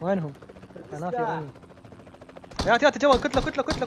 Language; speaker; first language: Arabic; native; Arabic